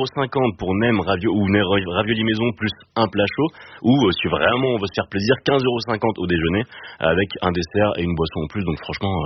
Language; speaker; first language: French; native; French